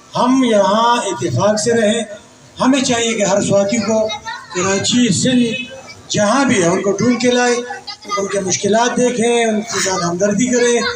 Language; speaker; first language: Urdu; non-native, local second language; Pashto